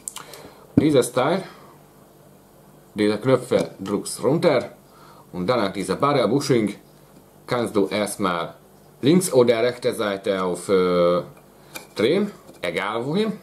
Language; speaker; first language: German; non-native, learner; Hungarian